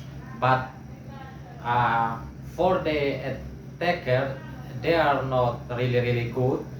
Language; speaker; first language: English; non-native, learner; Indonesian